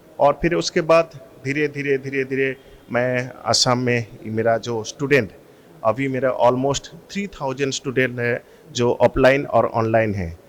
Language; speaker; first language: Hindi; non-native, local second language; Assamese